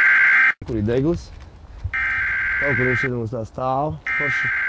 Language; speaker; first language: Latvian; native; Latvian